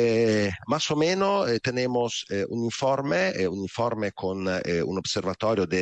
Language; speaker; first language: Spanish; non-native, learner; Italian